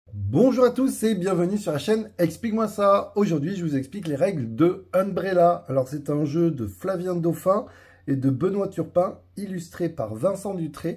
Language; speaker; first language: French; native; French